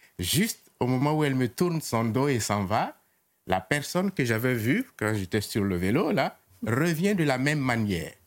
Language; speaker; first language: French; non-native, local second language; Mossi